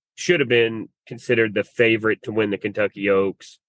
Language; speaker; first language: English; native; English